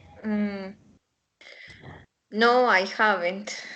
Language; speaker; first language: English; non-native, learner; Spanish